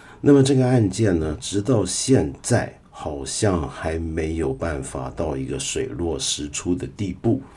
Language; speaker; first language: Chinese; non-native, local second language; Cantonese